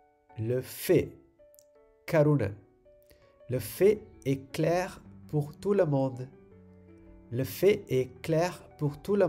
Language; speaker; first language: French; non-native, fluent; Sinhala